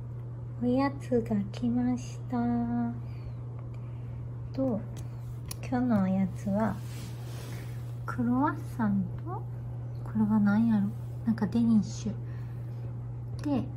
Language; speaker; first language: Japanese; native; Japanese